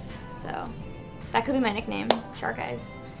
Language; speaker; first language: English; native; English